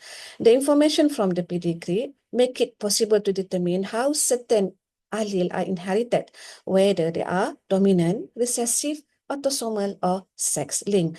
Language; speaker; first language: English; non-native, local second language; Malay